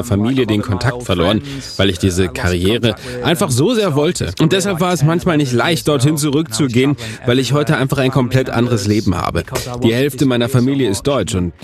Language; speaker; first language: German; non-native, fluent; English